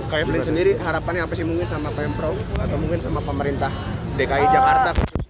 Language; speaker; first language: Indonesian; native; Indonesian